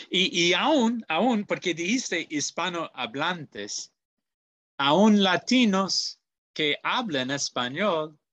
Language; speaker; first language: Spanish; non-native, learner; English